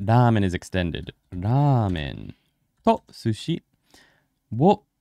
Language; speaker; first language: Japanese; non-native, fluent; English